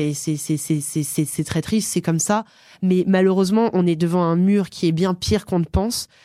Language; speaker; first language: French; native; French